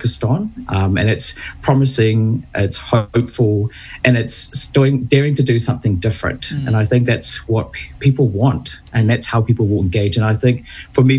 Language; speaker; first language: English; native; English